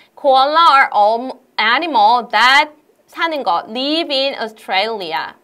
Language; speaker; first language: English; non-native, fluent; Korean